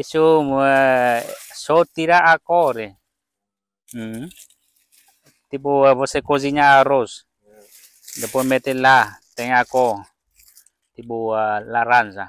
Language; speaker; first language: Portuguese; non-native, local second language; Vietnamese